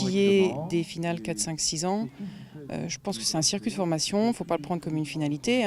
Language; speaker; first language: French; native; French